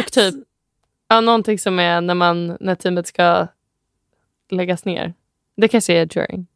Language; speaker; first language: Swedish; native; Swedish